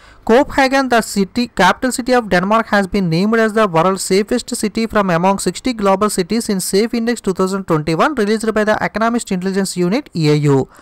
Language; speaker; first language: English; non-native, local second language; Telugu